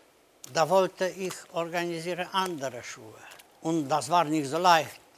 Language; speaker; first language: German; non-native, learner; Polish